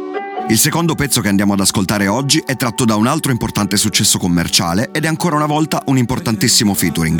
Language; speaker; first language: Italian; native; Italian